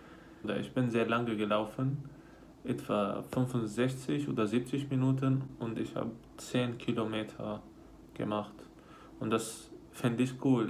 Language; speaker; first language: German; non-native, fluent; Arabic